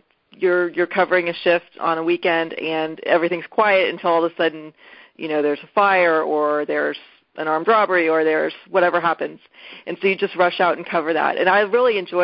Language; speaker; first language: English; native; English